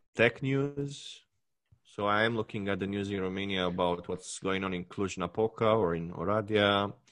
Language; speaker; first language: English; non-native, fluent; Romanian